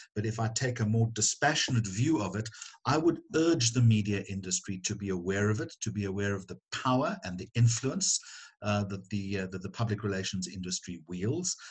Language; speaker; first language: English; native; English